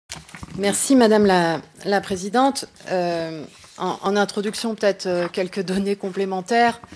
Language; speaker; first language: French; native; French